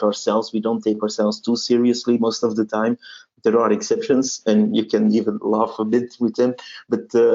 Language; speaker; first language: English; non-native, fluent; Dutch